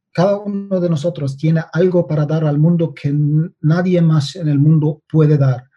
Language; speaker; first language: Spanish; non-native, fluent; German